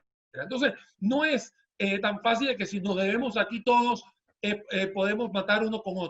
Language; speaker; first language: Spanish; native; Spanish